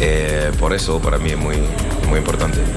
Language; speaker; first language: Spanish; non-native, learner; French